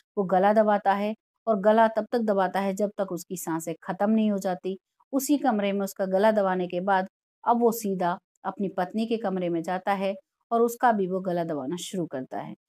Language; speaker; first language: Hindi; native; Hindi